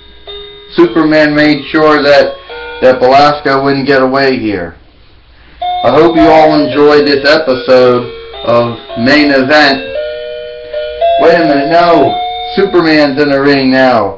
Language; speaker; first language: English; native; English